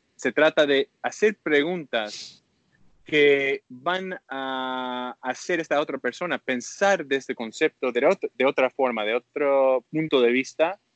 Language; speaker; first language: Spanish; early bilingual, heritage; Spanish